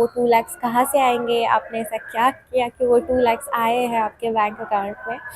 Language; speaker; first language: Hindi; non-native, local second language; Marathi